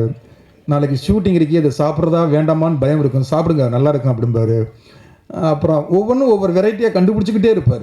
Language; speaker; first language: Tamil; native; Tamil